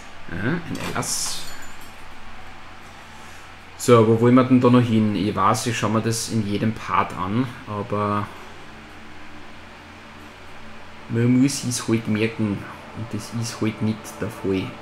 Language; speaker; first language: German; native; German